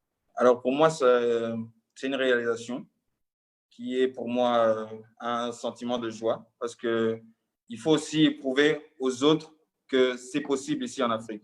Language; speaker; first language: French; non-native, local second language; Lingala